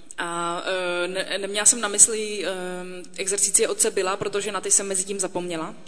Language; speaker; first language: Czech; native; Czech